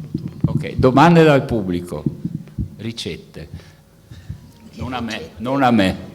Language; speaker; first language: Italian; native; Italian